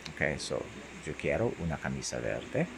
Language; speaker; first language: Spanish; non-native, learner; English